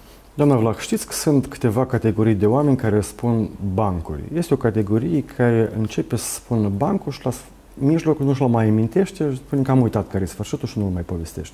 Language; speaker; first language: Romanian; native; Romanian